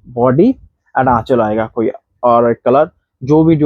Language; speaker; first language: Hindi; non-native, local second language; Bangla